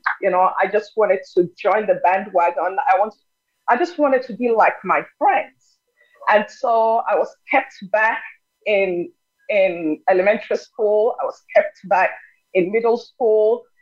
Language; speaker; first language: English; non-native, local second language; Yoruba